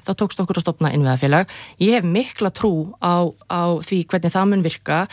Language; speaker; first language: Icelandic; native; Icelandic